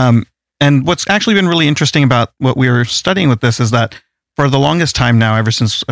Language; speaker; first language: English; early bilingual, other home language; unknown